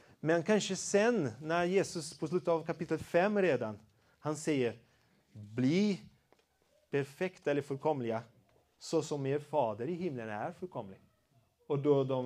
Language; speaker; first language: Swedish; non-native, fluent; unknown